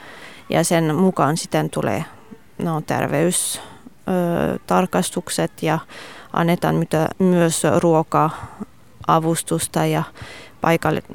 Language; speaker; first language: Finnish; non-native, fluent; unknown